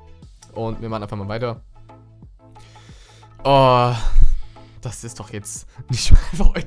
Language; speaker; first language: German; native; German